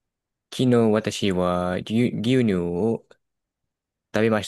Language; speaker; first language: Japanese; non-native, learner; Malay